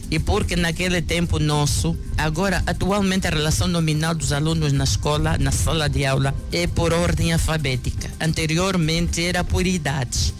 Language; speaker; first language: Portuguese; non-native, local second language; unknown